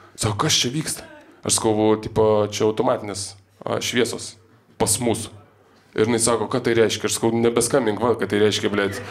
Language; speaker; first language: Lithuanian; non-native, local second language; Polish